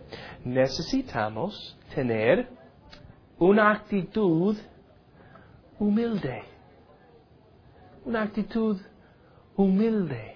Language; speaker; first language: Spanish; non-native, learner; English